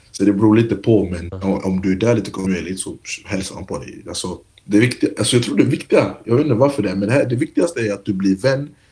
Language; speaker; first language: Swedish; early bilingual, other home language; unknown